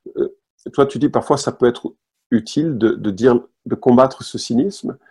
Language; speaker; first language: French; native; French